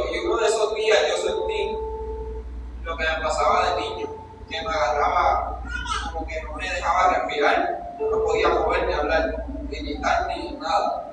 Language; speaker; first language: Spanish; native; Spanish